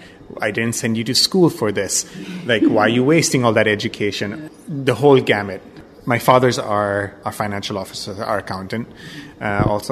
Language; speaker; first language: English; non-native, local second language; Bangla